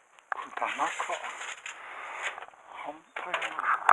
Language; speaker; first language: Japanese; native; Japanese